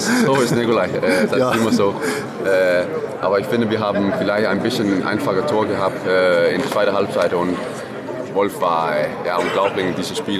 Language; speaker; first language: German; non-native, fluent; Danish